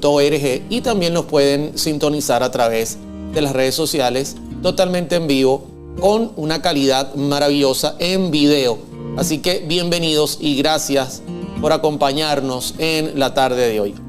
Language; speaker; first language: Spanish; native; Spanish